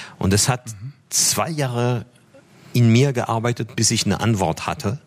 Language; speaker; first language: German; non-native, fluent; French